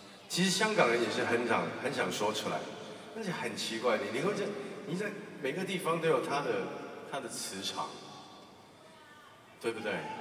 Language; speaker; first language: Chinese; non-native, local second language; Cantonese